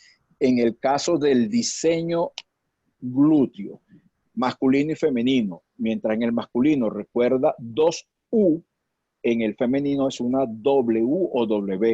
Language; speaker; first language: Spanish; native; Spanish